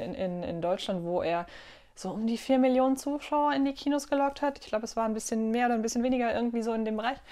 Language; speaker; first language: German; native; German